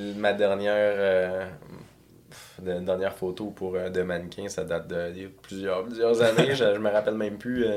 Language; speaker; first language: French; native; French